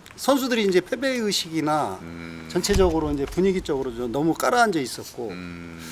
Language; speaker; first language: Korean; native; Korean